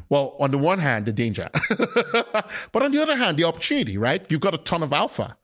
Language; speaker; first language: English; non-native, local second language; Yoruba